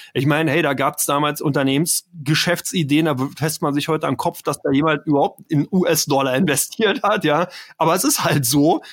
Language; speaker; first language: German; native; German